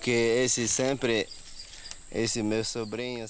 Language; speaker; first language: Portuguese; non-native, local second language; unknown